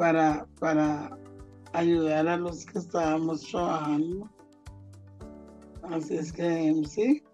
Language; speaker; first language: Spanish; non-native, local second language; Jamaican Creole English